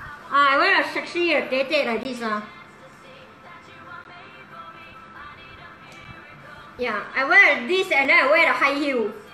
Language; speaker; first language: English; non-native, local second language; Min Nan Chinese